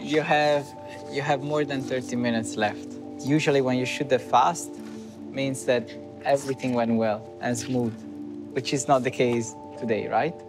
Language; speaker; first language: English; non-native, fluent; Italian